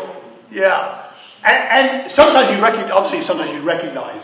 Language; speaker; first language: English; native; English